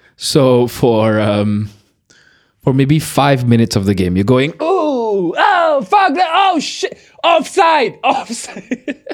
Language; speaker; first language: English; non-native, local second language; Malay